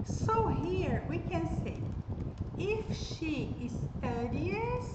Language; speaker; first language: English; non-native, fluent; Portuguese